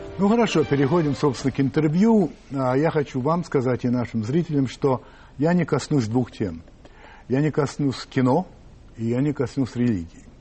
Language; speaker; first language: Russian; non-native, fluent; French